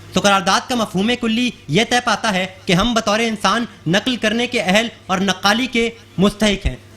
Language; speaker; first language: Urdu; native; Urdu